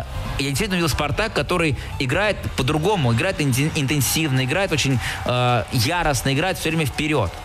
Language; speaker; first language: Russian; native; Russian